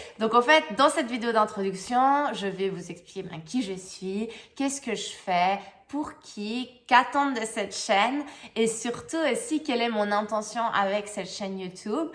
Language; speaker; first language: French; native; French